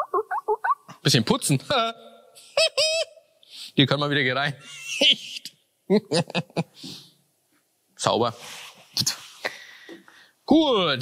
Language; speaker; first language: German; native; German